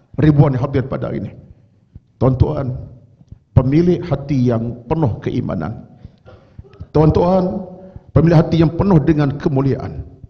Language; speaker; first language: Malay; native; Malay